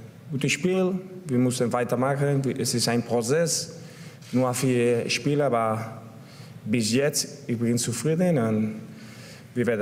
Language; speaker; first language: German; non-native, learner; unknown